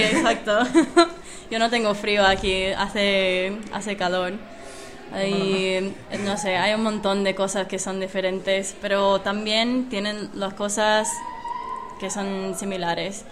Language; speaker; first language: Spanish; non-native, fluent; English